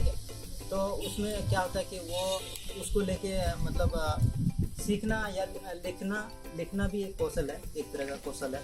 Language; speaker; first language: Hindi; native; Hindi